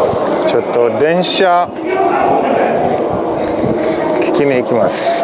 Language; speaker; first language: Japanese; non-native, learner; Swahili